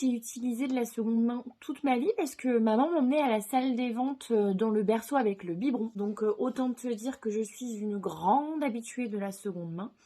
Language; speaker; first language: French; native; French